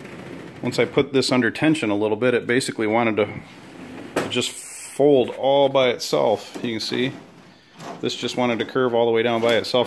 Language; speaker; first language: English; native; English